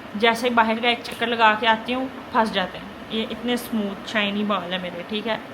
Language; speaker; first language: Urdu; native; Urdu